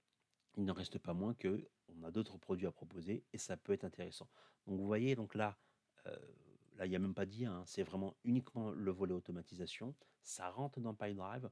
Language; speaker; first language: French; native; French